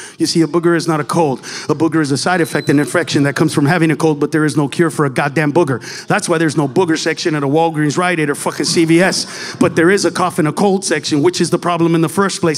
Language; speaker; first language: English; early bilingual, other home language; Spanish